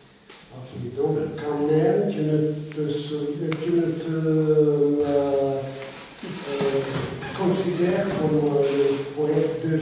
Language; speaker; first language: French; non-native, fluent; Russian